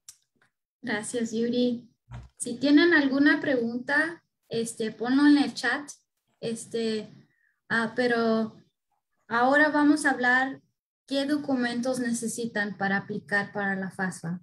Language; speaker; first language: Spanish; early bilingual, heritage; Spanish